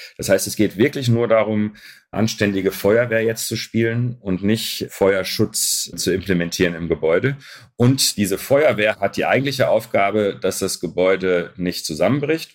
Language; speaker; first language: German; early bilingual, other home language; Arabic